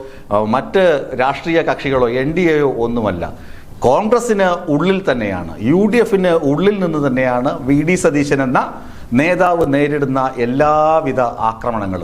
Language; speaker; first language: Malayalam; native; Malayalam